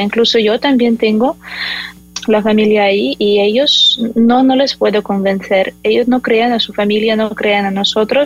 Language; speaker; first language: Spanish; non-native, fluent; Ukrainian